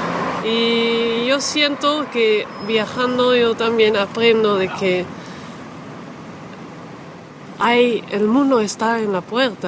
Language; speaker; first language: Spanish; non-native, fluent; Dutch